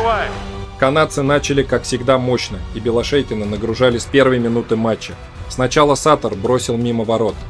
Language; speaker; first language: Russian; native; Russian